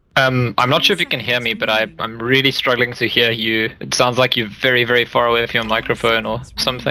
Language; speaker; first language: English; native; English